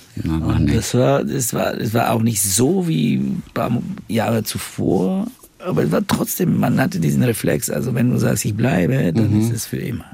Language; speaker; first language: German; non-native, fluent; Bulgarian